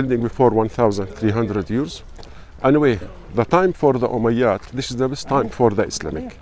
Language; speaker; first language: English; non-native, learner; Arabic